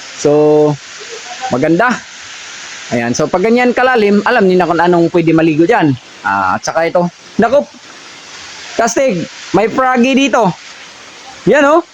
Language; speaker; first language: Filipino; non-native, local second language; Cebuano